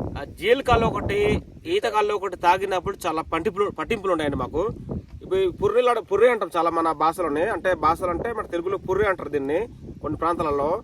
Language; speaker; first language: Telugu; non-native, local second language; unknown